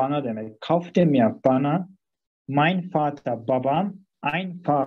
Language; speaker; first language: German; non-native, fluent; Turkish